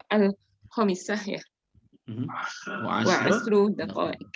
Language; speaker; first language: Arabic; non-native, learner; Indonesian